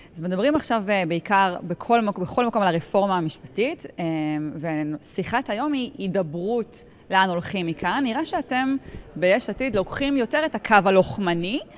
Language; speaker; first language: Hebrew; native; Hebrew